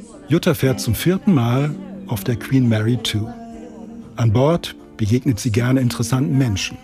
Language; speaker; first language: German; native; German